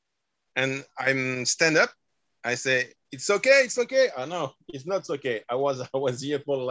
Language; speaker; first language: English; non-native, learner; French